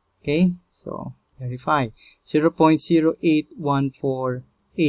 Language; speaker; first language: English; non-native, local second language; Filipino